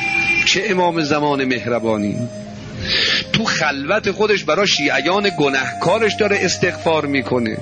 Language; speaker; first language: Persian; native; Persian